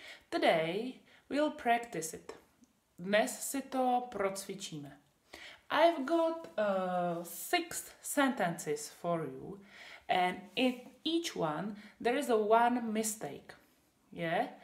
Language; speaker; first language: English; non-native, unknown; Czech